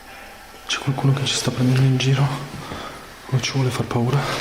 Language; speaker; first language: Italian; native; Italian